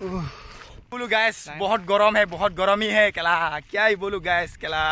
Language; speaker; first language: Hindi; non-native, local second language; Assamese